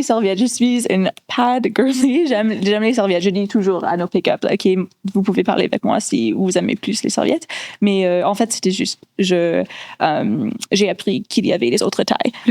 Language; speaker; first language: French; non-native, local second language; English